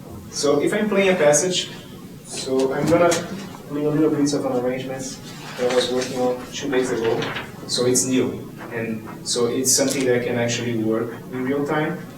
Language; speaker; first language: English; non-native, fluent; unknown